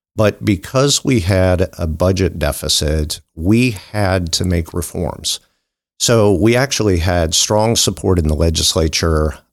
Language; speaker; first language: English; native; English